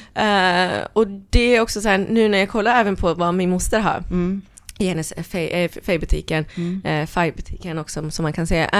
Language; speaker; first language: Swedish; early bilingual, other home language; Somali